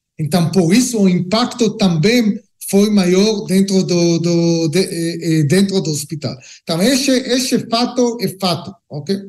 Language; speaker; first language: Portuguese; non-native, learner; Hebrew